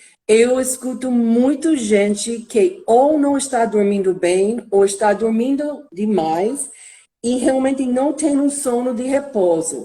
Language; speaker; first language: Portuguese; non-native, fluent; English